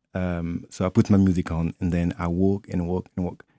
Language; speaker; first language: English; non-native, fluent; French